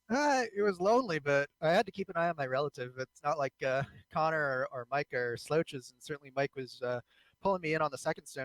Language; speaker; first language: English; native; English